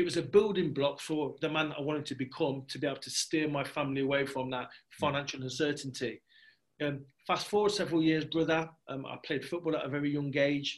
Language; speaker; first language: English; native; English